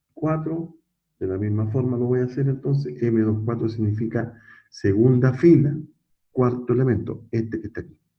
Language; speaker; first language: Spanish; native; Spanish